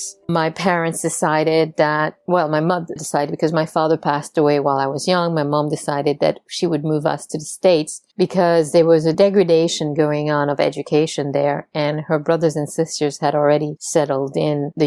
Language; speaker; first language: English; non-native, fluent; French